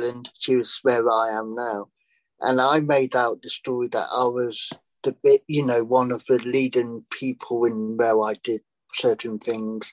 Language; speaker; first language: English; native; English